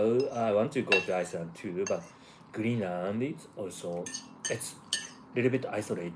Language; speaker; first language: English; non-native, fluent; Japanese